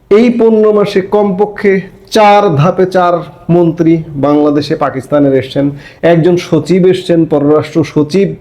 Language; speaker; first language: Bangla; native; Bangla